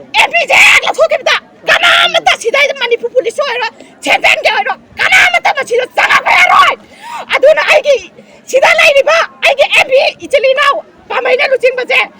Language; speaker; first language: Manipuri; native; Manipuri